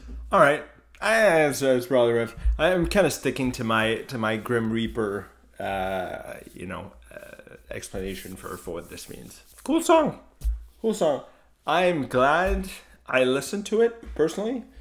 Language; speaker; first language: English; native; English